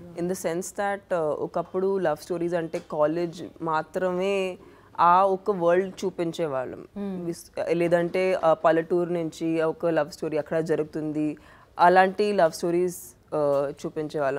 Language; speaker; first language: Telugu; non-native, local second language; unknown